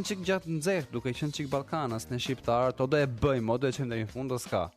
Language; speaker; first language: Albanian; native; Albanian